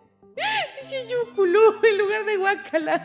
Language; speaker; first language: Spanish; native; Spanish